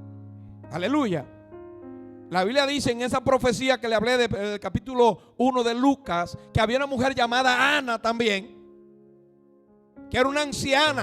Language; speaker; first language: Spanish; native; Spanish